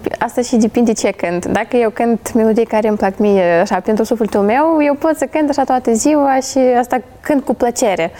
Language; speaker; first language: Romanian; non-native, fluent; Ukrainian